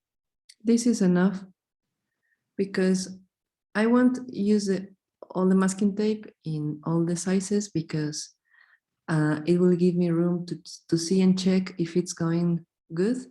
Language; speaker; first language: English; non-native, fluent; Spanish